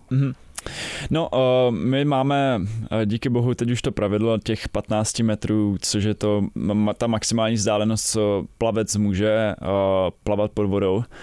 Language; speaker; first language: Czech; native; Czech